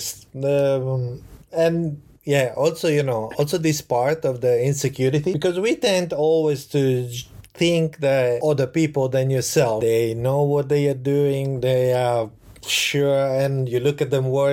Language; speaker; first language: English; non-native, learner; Italian